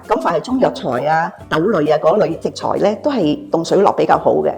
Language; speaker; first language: Cantonese; native; Cantonese